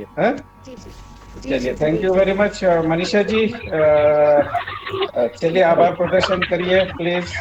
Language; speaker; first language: Hindi; native; Hindi